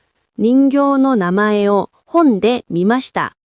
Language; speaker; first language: Japanese; non-native, fluent; Korean